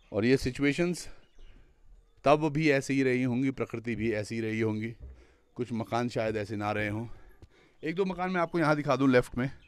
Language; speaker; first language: Hindi; native; Hindi